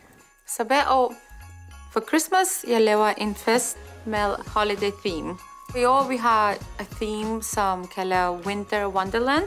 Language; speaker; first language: Danish; non-native, fluent; Russian